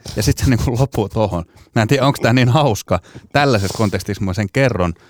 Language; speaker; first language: Finnish; native; Finnish